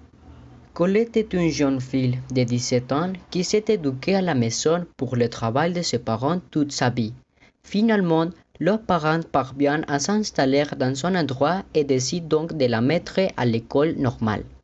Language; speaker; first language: French; non-native, learner; Spanish